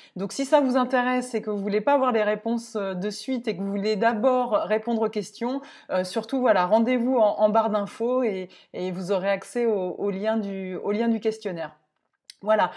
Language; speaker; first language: French; native; French